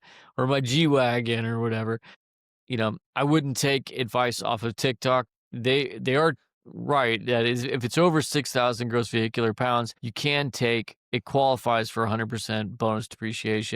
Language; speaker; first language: English; native; English